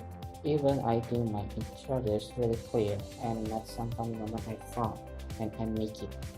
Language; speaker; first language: English; non-native, learner; Indonesian